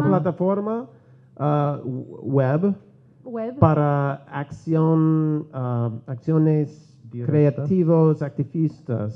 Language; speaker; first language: Spanish; non-native, learner; English